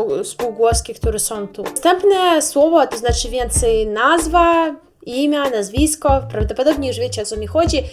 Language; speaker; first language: Polish; non-native, learner; Russian